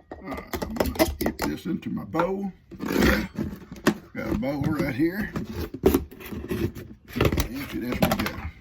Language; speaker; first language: English; native; English